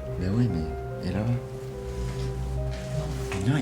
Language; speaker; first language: French; native; French